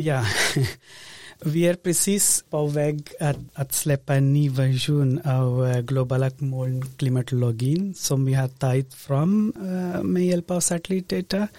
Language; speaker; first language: Swedish; non-native, fluent; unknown